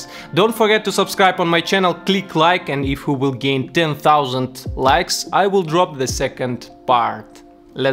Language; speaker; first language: English; non-native, learner; Russian